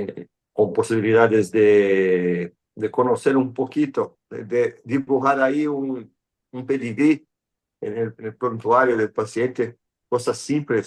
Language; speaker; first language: Spanish; non-native, fluent; Portuguese